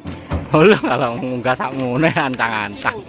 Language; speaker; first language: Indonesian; non-native, local second language; Javanese